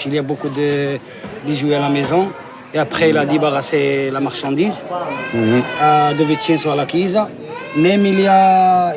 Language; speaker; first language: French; non-native, learner; Arabic